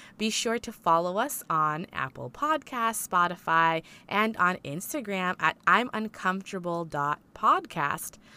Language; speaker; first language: English; native; English